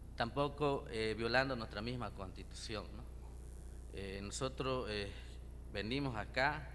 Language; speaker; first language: Spanish; native; Spanish